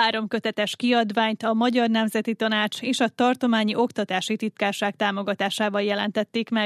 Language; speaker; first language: Hungarian; native; Hungarian